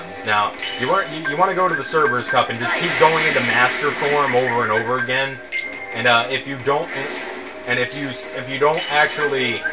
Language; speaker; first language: English; native; English